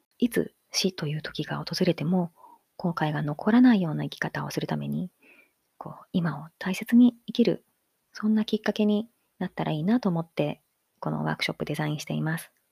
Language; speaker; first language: Japanese; native; Japanese